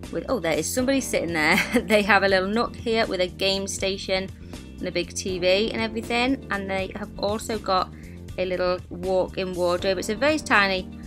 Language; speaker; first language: English; native; English